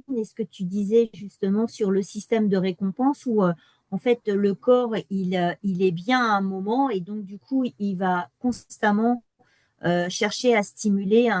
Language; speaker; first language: French; native; French